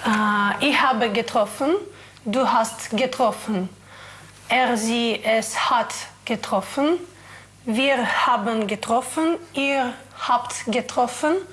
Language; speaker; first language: German; non-native, learner; Russian